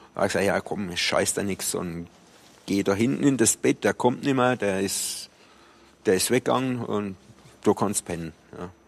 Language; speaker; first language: German; non-native, fluent; Slovenian